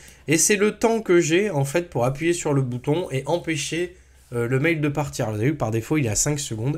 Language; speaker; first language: French; native; French